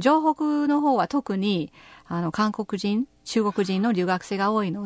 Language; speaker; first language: Japanese; non-native, fluent; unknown